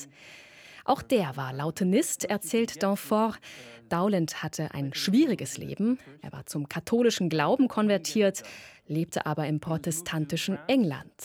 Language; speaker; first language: German; native; German